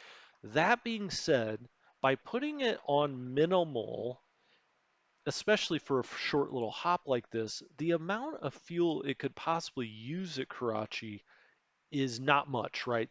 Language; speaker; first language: English; native; English